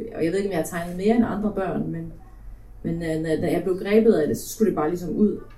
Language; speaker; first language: Danish; early bilingual, other home language; Polish